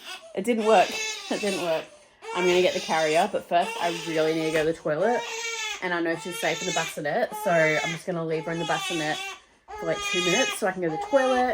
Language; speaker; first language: English; native; English